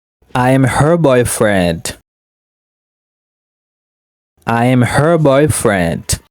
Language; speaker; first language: English; non-native, fluent; Haitian Creole